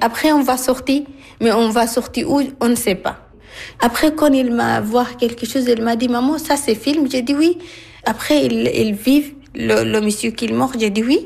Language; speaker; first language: French; non-native, learner; Arabic